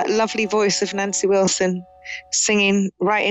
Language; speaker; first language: English; native; English